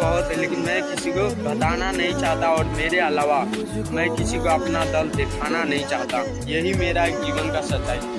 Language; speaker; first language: Hindi; non-native, local second language; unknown